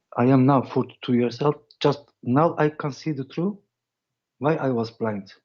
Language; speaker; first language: English; non-native, learner; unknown